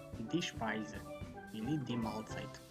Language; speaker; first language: German; non-native, fluent; Macedonian